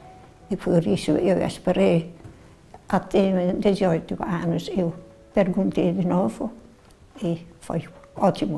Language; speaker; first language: Portuguese; non-native, learner; Dutch